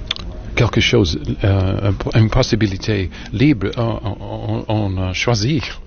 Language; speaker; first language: French; non-native, fluent; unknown